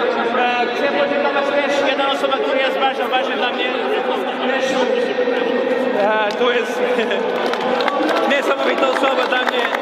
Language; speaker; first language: Polish; non-native, learner; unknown